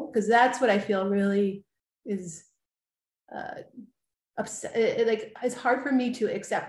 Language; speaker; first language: English; native; English